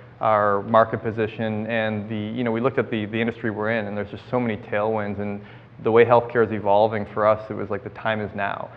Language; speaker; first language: English; native; English